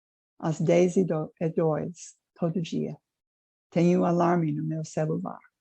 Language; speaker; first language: Portuguese; non-native, fluent; English